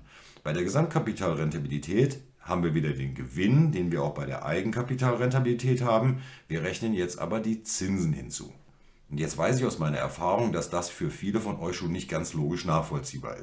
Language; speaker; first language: German; native; German